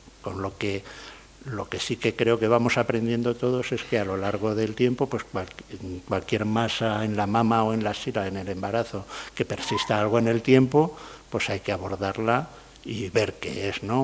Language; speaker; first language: Spanish; native; Spanish